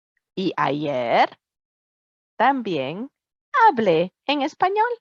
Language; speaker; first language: Spanish; non-native, fluent; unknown